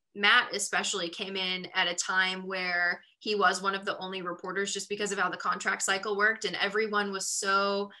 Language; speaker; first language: English; native; English